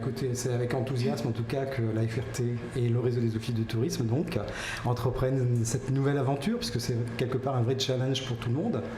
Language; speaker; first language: French; native; French